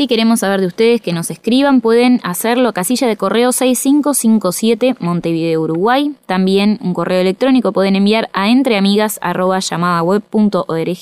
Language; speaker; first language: Spanish; native; Spanish